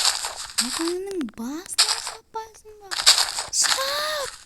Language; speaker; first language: Kazakh; native; Kazakh